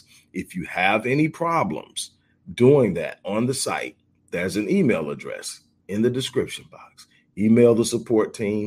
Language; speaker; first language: English; native; English